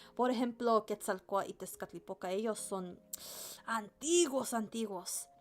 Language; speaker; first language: Spanish; early bilingual, heritage; Spanish